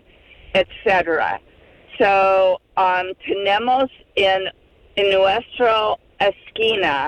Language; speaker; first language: Spanish; non-native, fluent; English